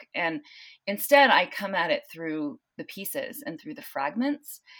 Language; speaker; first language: English; native; English